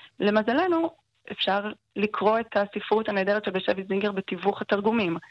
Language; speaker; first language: Hebrew; native; Hebrew